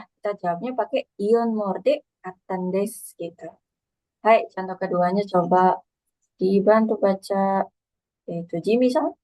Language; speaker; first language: Indonesian; native; Indonesian